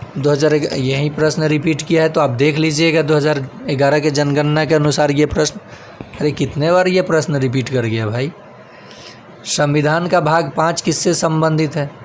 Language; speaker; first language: Hindi; native; Hindi